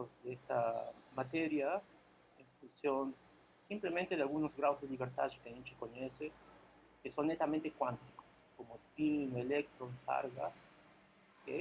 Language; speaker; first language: Portuguese; non-native, fluent; Spanish